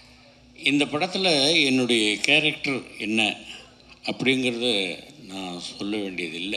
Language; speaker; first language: Tamil; native; Tamil